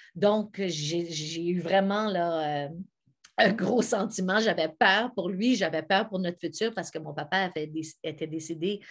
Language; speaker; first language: French; native; French